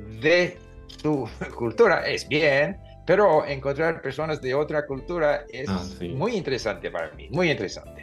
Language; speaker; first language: Spanish; non-native, fluent; English